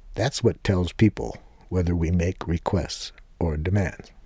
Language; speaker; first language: English; native; English